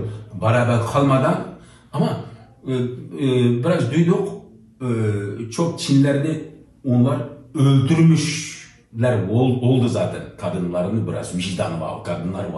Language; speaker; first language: Turkish; non-native, learner; Uyghur